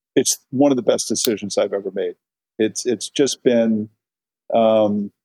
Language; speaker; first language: English; native; English